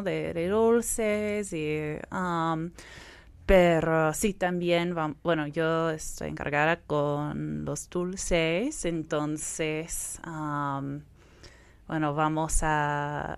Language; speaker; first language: Spanish; non-native, fluent; English